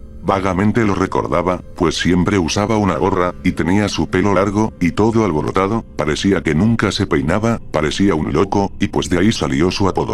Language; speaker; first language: Spanish; native; Spanish